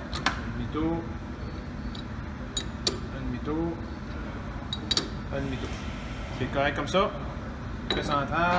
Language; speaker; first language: French; native; French